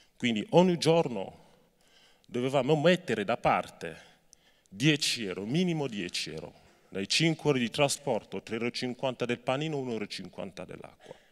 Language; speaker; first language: Italian; non-native, fluent; French